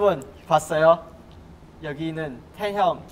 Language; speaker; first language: Korean; non-native, fluent; Chinese